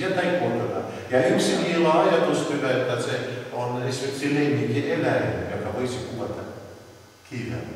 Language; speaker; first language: Finnish; non-native, learner; Russian